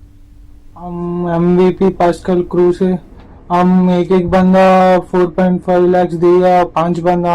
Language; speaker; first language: Hindi; non-native, local second language; Telugu